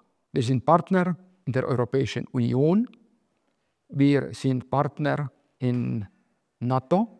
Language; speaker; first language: German; non-native, fluent; Estonian